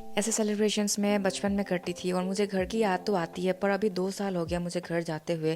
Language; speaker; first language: Hindi; non-native, local second language; Bodo